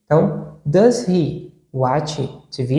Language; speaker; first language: English; non-native, fluent; Portuguese